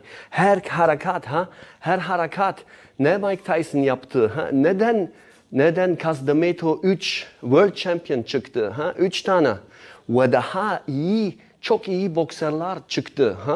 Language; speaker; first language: Turkish; non-native, learner; Polish